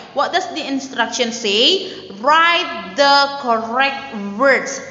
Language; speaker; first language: English; non-native, fluent; Indonesian